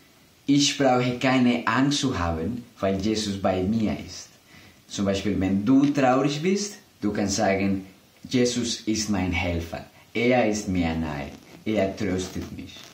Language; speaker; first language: German; non-native, fluent; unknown